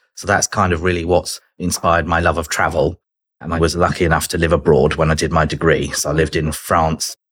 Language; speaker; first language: English; native; English